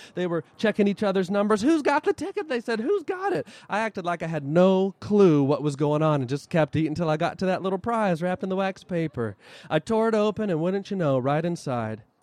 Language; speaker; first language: English; native; English